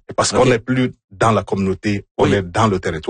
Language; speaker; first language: French; non-native, fluent; Igbo